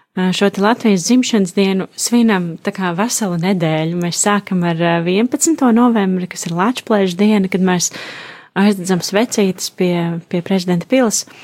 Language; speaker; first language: Latvian; native; Latvian